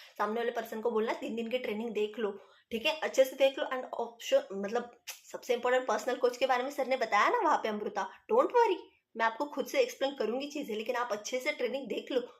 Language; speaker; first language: Hindi; non-native, local second language; Marathi